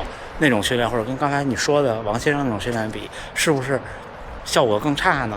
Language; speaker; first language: Chinese; native; Chinese